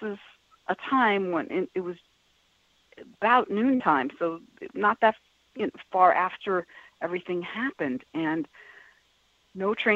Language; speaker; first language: English; native; English